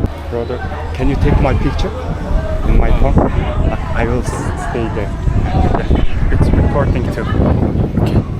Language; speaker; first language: English; non-native, learner; Mongolian